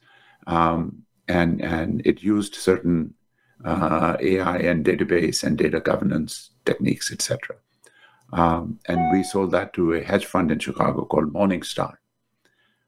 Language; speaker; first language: English; native; English